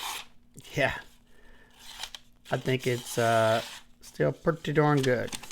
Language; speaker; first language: English; native; English